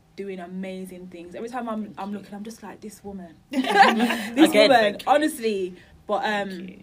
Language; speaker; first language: English; native; English